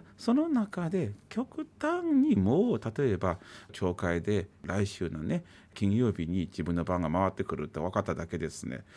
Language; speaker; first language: Japanese; native; Japanese